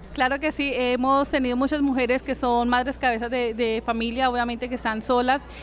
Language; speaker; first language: Spanish; native; Spanish